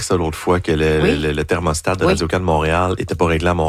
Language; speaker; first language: French; native; French